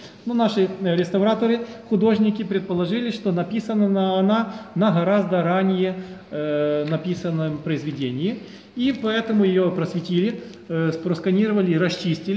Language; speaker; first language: Russian; native; Russian